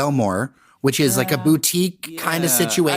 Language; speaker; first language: English; native; English